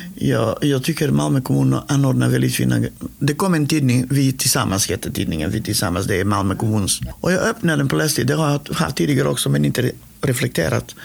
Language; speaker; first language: Swedish; non-native, fluent; Macedonian